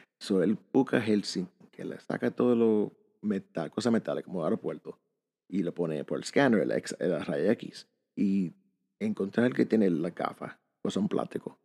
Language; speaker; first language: Spanish; early bilingual, heritage; Spanish